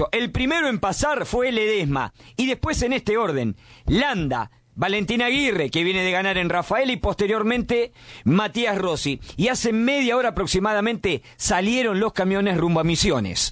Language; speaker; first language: Spanish; native; Spanish